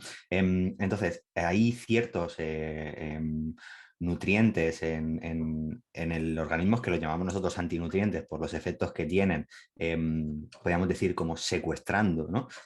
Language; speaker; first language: Spanish; native; Spanish